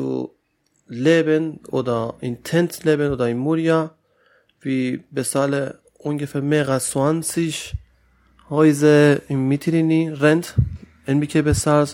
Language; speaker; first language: German; non-native, learner; Persian